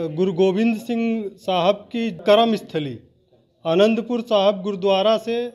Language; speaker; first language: Hindi; native; Hindi